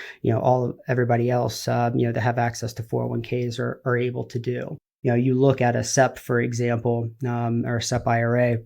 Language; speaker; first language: English; native; English